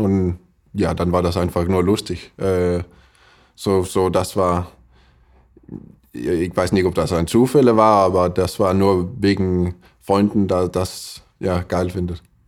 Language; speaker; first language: German; non-native, fluent; Danish